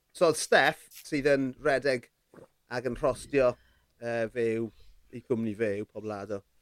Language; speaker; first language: Welsh; native; Welsh